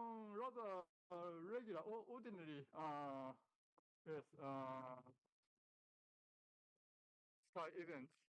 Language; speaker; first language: English; non-native, learner; Japanese